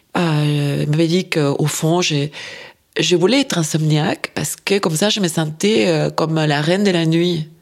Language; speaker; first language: French; non-native, fluent; Spanish